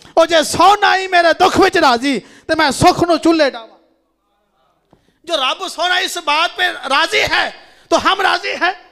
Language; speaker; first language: Urdu; non-native, local second language; Punjabi